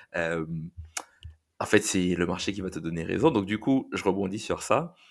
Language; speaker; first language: French; native; French